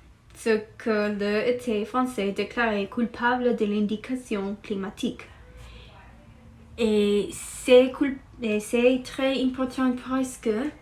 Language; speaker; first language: French; non-native, learner; English